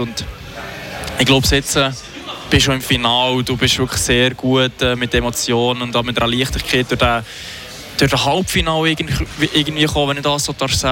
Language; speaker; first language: German; native; German